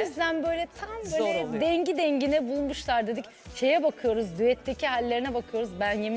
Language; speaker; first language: Turkish; native; Turkish